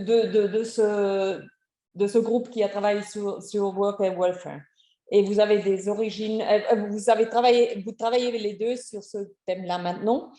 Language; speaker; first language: French; non-native, fluent; German